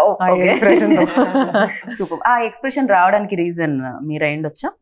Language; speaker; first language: Telugu; native; Telugu